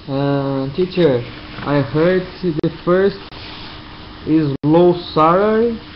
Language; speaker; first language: English; non-native, learner; Portuguese